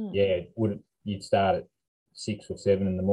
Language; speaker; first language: English; native; English